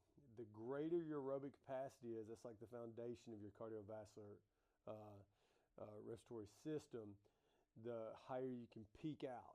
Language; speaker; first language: English; native; English